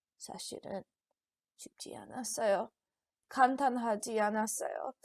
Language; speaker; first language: Korean; non-native, learner; English